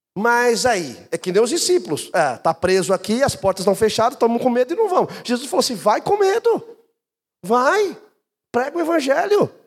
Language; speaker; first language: Portuguese; native; Portuguese